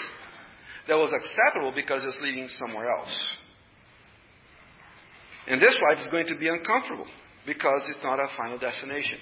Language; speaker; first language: English; non-native, fluent; Portuguese